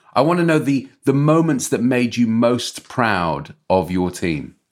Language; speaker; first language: English; native; English